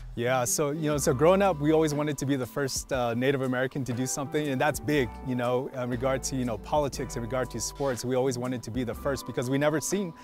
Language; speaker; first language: English; native; English